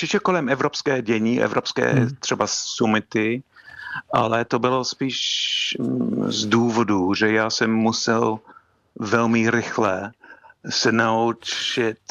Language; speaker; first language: Czech; non-native, fluent; English